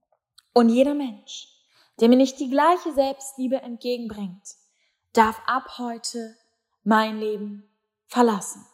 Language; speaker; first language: German; native; German